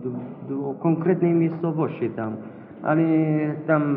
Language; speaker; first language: Polish; non-native, learner; Arabic